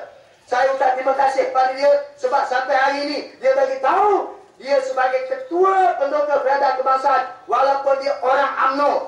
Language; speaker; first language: Malay; native; Malay